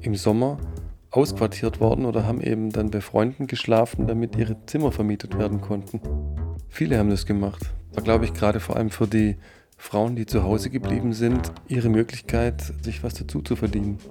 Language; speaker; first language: German; native; German